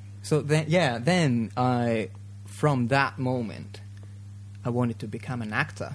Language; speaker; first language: English; non-native, fluent; Japanese